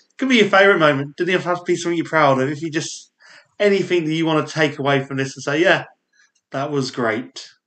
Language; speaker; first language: English; native; English